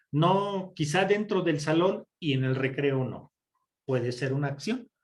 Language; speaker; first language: Spanish; native; Spanish